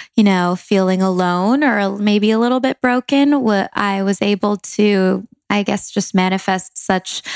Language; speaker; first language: English; native; English